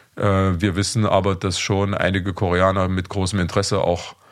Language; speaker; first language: German; native; German